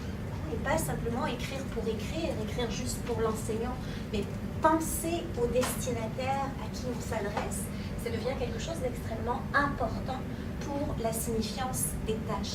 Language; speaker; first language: French; native; French